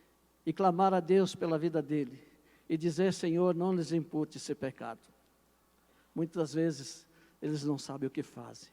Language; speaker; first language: Portuguese; native; Portuguese